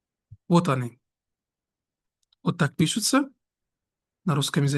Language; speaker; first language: Russian; non-native, fluent; Arabic